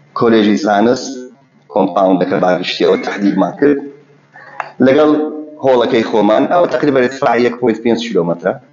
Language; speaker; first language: Central Kurdish; native; Central Kurdish